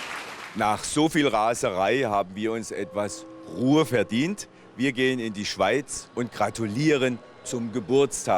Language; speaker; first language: German; native; German